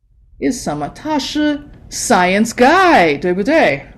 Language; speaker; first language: Chinese; non-native, fluent; English